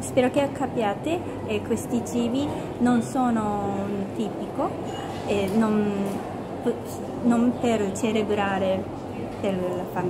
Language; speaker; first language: Italian; non-native, learner; Japanese